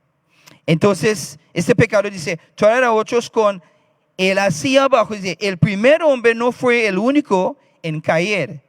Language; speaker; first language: Spanish; non-native, fluent; English